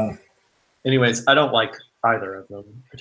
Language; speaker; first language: English; native; English